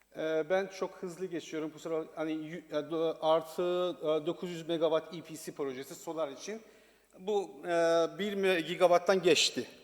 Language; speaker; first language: Turkish; non-native, learner; Persian